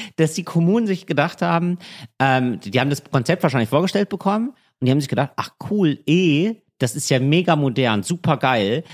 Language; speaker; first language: German; native; German